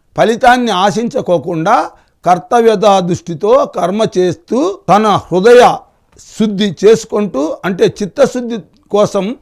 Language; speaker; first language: Telugu; native; Telugu